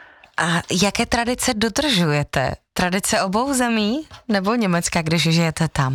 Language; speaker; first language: Czech; native; Czech